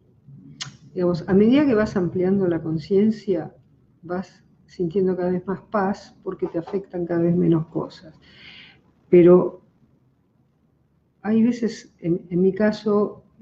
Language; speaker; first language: Spanish; native; Spanish